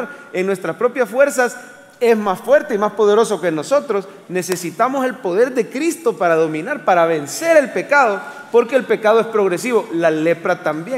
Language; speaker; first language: Spanish; native; Spanish